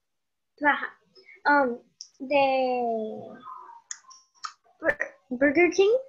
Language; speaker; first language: Spanish; non-native, learner; English